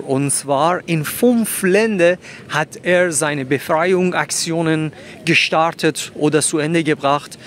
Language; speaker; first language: German; non-native, fluent; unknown